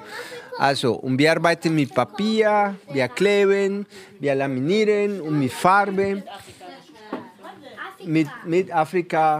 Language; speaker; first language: German; non-native, fluent; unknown